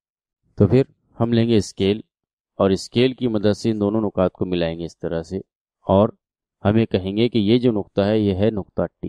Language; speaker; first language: Urdu; native; Urdu